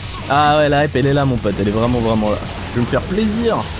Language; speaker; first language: French; native; French